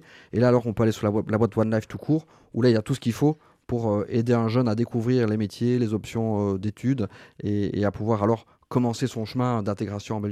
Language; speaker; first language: French; native; French